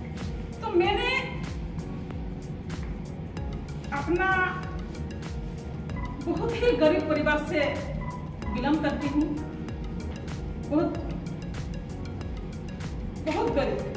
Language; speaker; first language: Hindi; non-native, local second language; Santali